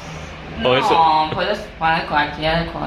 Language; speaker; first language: Spanish; non-native, learner; Persian